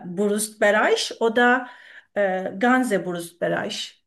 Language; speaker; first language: German; non-native, learner; Turkish